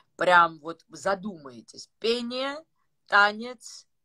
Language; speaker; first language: Russian; non-native, fluent; Georgian